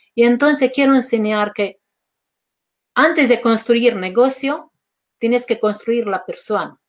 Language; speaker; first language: Spanish; non-native, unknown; Romanian